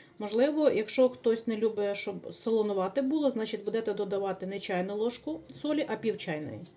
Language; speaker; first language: Ukrainian; native; Ukrainian